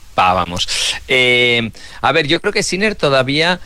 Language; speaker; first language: Spanish; native; Spanish